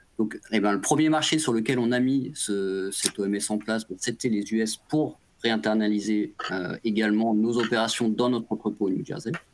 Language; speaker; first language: French; native; French